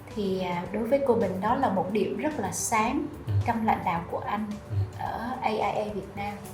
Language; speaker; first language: Vietnamese; native; Vietnamese